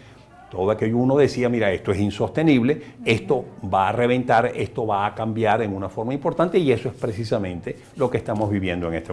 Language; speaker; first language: Spanish; native; Spanish